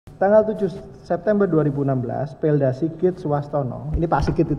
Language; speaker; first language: Indonesian; native; Indonesian